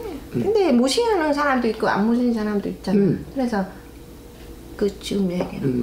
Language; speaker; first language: Korean; non-native, learner; Vietnamese